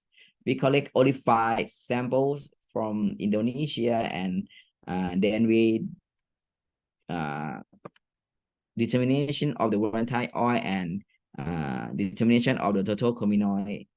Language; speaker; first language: English; non-native, fluent; Thai